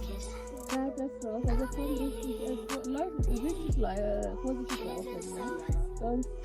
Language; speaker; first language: German; non-native, learner; Swahili